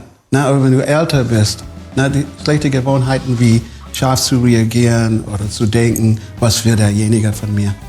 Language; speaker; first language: German; non-native, fluent; English